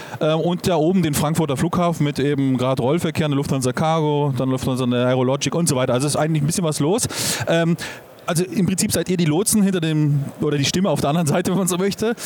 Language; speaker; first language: German; native; German